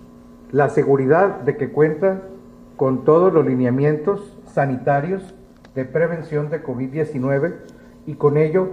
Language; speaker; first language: Spanish; native; Spanish